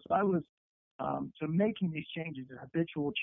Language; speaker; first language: English; native; English